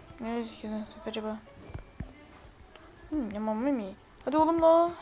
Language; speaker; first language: Turkish; native; Turkish